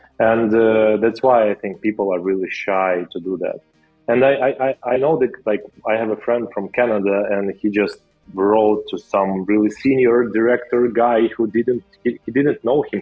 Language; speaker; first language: English; non-native, fluent; Russian